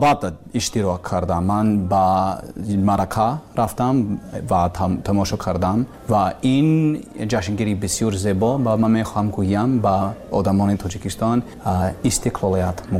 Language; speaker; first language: Persian; non-native, learner; English